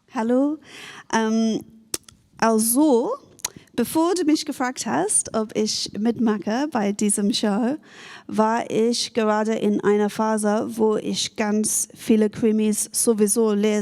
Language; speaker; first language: German; non-native, fluent; English